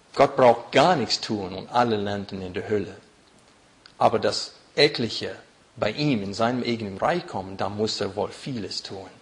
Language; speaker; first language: German; non-native, fluent; English